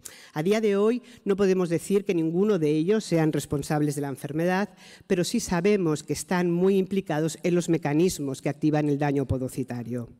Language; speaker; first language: Spanish; native; Spanish